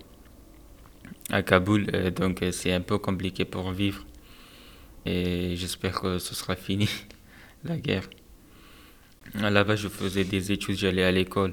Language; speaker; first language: French; non-native, fluent; Persian